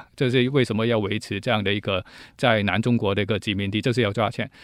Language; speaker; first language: Chinese; non-native, local second language; Cantonese